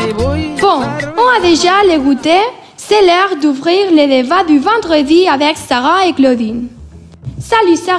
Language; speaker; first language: French; non-native, learner; Spanish